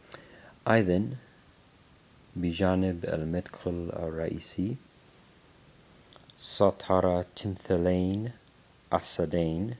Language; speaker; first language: Arabic; non-native, learner; English